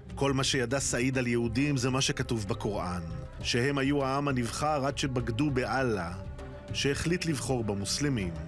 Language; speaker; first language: Hebrew; native; Hebrew